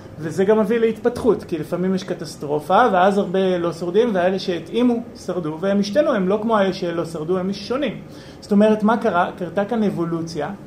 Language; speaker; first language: Hebrew; native; Hebrew